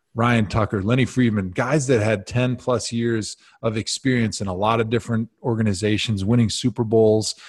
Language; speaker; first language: English; native; English